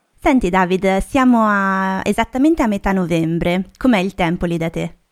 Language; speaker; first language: Italian; native; Italian